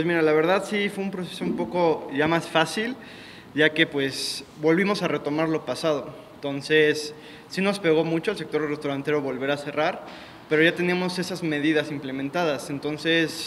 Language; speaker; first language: Spanish; native; Spanish